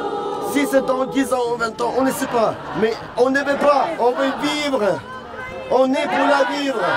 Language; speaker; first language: French; non-native, learner; Ukrainian